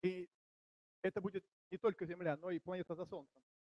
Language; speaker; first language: Czech; non-native, learner; Russian